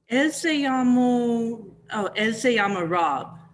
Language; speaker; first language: Spanish; non-native, learner; English